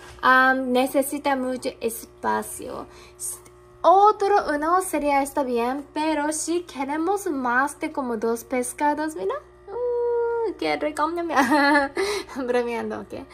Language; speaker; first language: Spanish; non-native, learner; Japanese